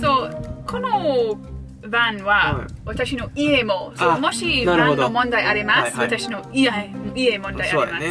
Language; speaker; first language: Japanese; non-native, learner; English